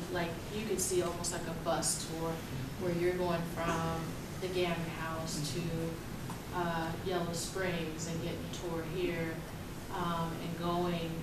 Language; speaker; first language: English; native; English